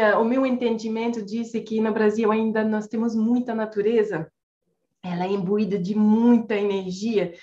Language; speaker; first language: Portuguese; non-native, fluent; French